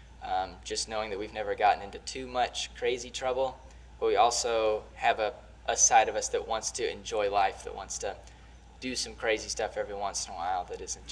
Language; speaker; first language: English; native; English